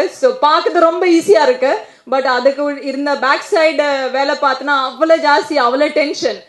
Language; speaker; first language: Tamil; non-native, fluent; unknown